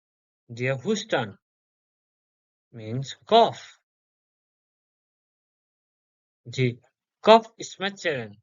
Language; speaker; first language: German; non-native, learner; English